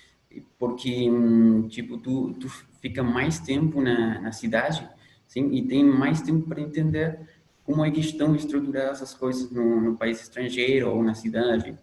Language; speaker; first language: Portuguese; non-native, fluent; Spanish